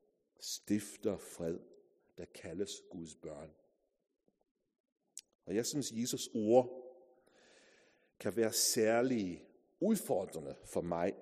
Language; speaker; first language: Danish; non-native, fluent; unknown